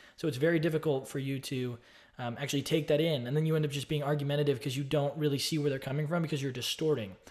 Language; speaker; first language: English; native; English